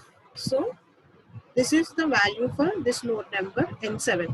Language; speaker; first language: English; non-native, local second language; Telugu